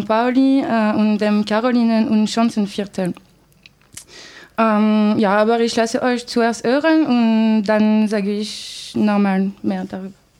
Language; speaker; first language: German; non-native, learner; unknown